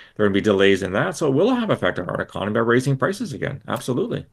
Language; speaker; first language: English; native; English